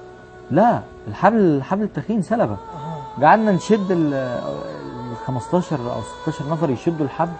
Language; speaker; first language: Arabic; native; Arabic